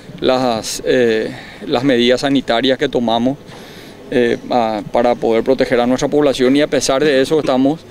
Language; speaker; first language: Spanish; native; Spanish